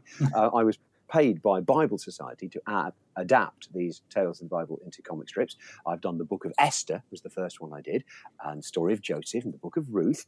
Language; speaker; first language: English; native; English